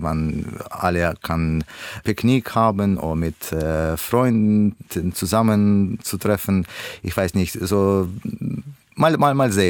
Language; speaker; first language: German; non-native, learner; Russian